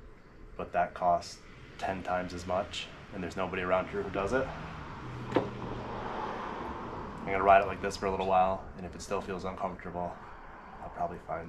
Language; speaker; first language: English; native; English